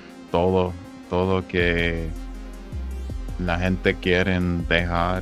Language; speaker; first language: Spanish; non-native, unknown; English